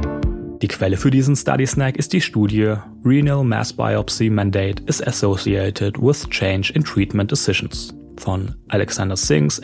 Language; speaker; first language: German; native; German